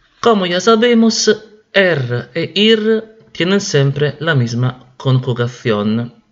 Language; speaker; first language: Spanish; non-native, fluent; Italian